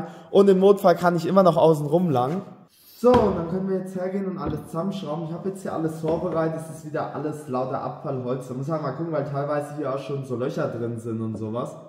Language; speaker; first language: German; native; German